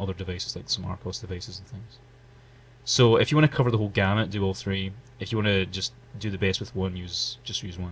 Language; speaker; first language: English; native; English